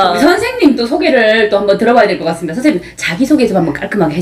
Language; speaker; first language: Korean; native; Korean